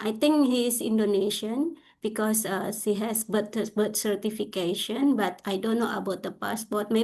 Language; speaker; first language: English; non-native, learner; Indonesian